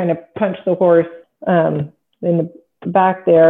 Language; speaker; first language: English; native; English